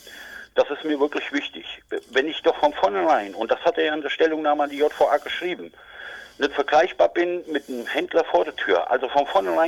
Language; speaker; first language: German; native; German